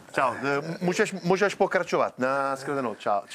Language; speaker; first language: Czech; non-native, learner; Italian